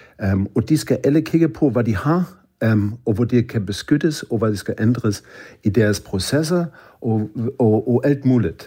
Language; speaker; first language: Danish; non-native, fluent; German